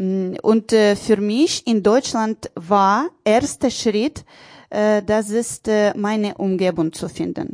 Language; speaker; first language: German; non-native, learner; Ukrainian